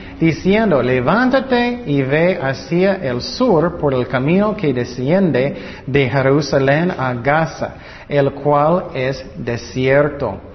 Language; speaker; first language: Spanish; non-native, fluent; English